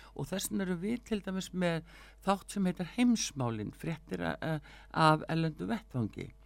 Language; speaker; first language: Icelandic; early bilingual, heritage; Icelandic